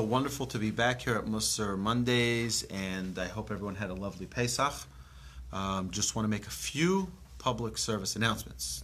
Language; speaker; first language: English; native; English